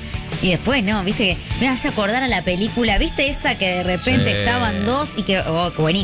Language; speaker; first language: Spanish; native; Spanish